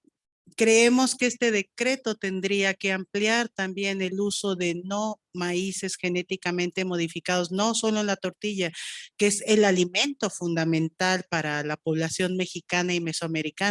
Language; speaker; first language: Spanish; native; Spanish